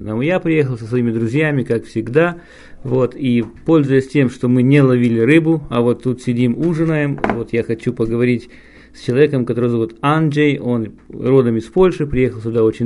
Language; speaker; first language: Russian; native; Russian